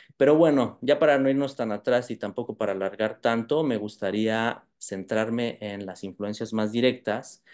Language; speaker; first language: Spanish; native; Spanish